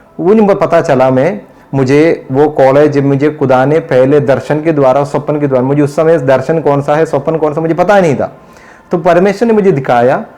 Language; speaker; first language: Hindi; non-native, local second language; Malayalam